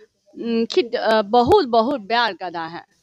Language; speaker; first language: Hindi; non-native, learner; Chinese